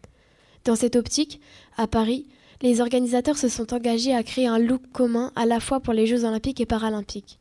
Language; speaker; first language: French; native; French